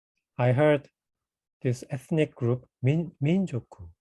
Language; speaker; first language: English; non-native, fluent; Korean